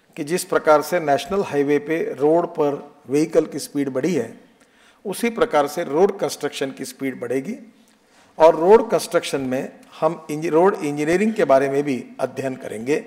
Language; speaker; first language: Hindi; non-native, local second language; Marathi